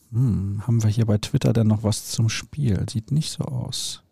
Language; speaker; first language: German; native; German